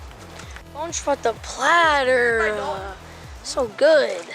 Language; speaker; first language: English; native; English